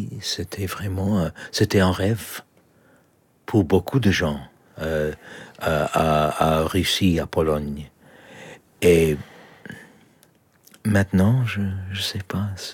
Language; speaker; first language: French; non-native, learner; Polish